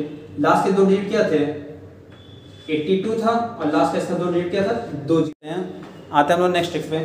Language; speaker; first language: Hindi; native; Hindi